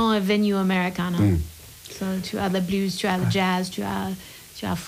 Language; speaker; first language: French; non-native, learner; English